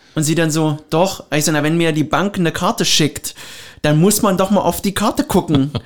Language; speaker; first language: German; native; German